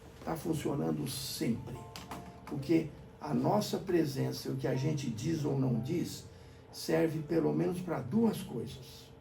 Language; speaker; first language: Portuguese; native; Portuguese